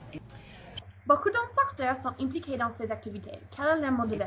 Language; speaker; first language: French; non-native, learner; English